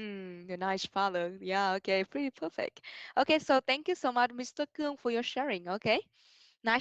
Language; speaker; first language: English; non-native, fluent; Vietnamese